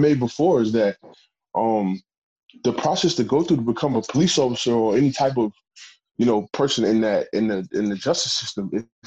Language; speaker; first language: English; native; English